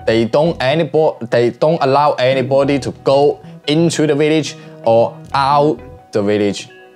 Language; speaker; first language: English; non-native, learner; Chinese